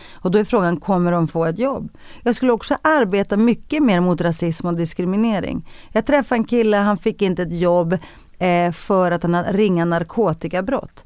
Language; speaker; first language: Swedish; early bilingual, other home language; Greek